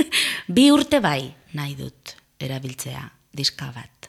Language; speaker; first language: Basque; non-native, local second language; Spanish